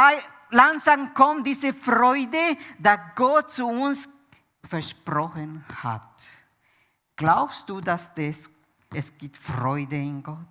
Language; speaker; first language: German; non-native, fluent; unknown